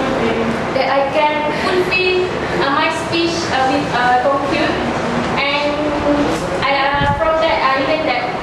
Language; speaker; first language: English; non-native, learner; Malay